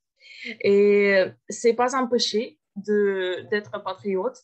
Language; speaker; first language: French; non-native, fluent; Russian